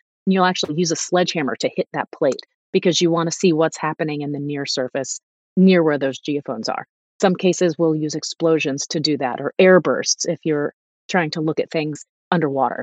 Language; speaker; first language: English; native; English